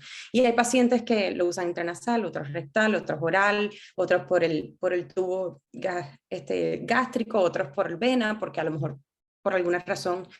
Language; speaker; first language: Spanish; native; Spanish